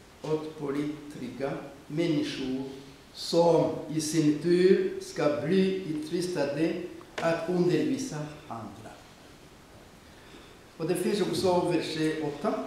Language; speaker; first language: Swedish; non-native, fluent; Rundi